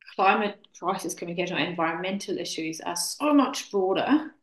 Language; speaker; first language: English; non-native, fluent; German